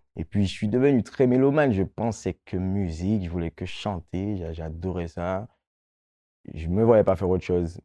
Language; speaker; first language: French; non-native, local second language; Guadeloupean Creole French